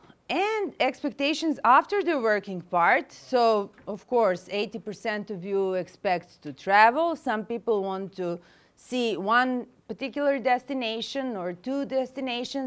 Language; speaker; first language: English; non-native, fluent; Serbian